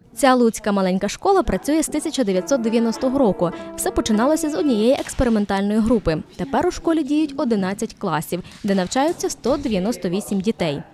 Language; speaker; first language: Ukrainian; native; Ukrainian